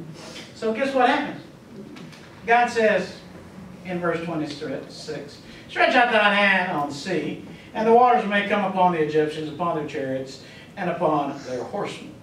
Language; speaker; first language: English; native; English